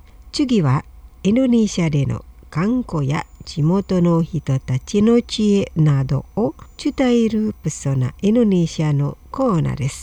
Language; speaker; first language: Japanese; non-native, fluent; Indonesian